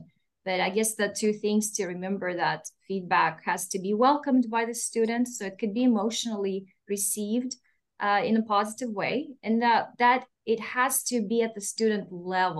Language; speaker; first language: English; non-native, fluent; Russian